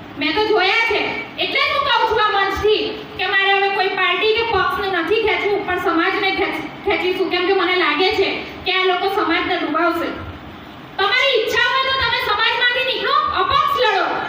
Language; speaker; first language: Gujarati; non-native, local second language; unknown